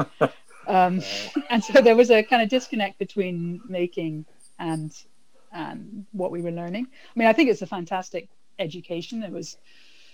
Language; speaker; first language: English; native; English